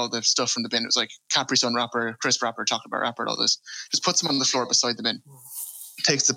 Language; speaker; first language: English; native; English